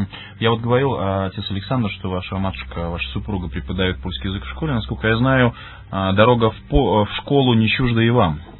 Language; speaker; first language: Russian; native; Russian